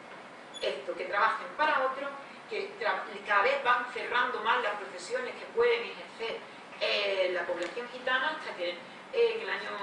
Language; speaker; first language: Spanish; native; Spanish